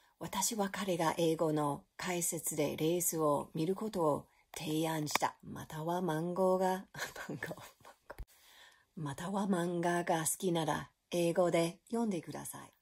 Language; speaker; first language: Japanese; non-native, learner; English